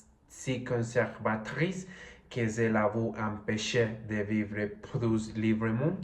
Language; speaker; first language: French; non-native, learner; Spanish